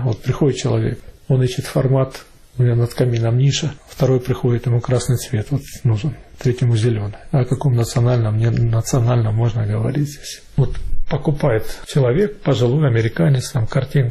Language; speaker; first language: Russian; native; Russian